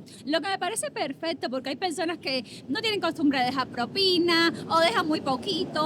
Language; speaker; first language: Spanish; native; Spanish